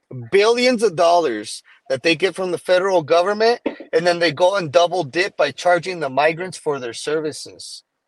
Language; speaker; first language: English; early bilingual, other home language; Spanish